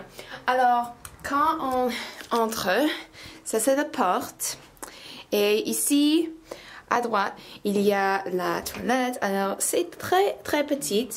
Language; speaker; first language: French; non-native, learner; English